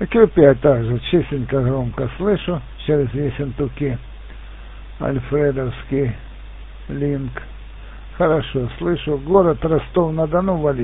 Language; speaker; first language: Russian; native; Russian